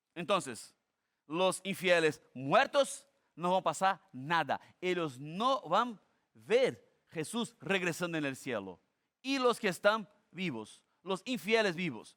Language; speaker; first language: Spanish; non-native, fluent; Portuguese